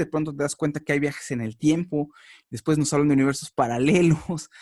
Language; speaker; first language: Spanish; native; Spanish